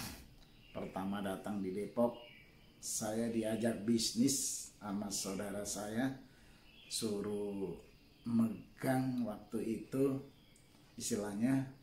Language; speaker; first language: Indonesian; non-native, local second language; Javanese